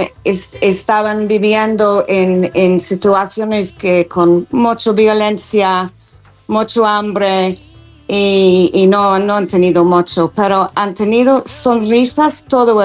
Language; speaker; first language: Spanish; non-native, fluent; English